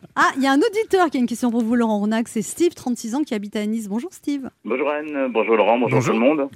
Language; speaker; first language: French; native; French